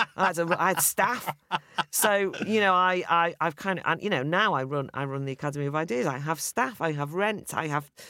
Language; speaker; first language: English; native; English